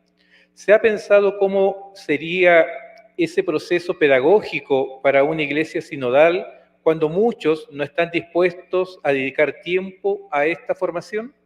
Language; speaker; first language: Spanish; native; Spanish